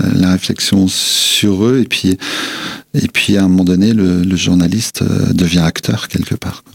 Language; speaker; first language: French; native; French